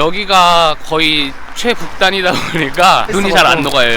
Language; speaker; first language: Korean; native; Korean